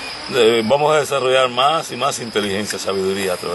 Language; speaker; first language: Spanish; native; Spanish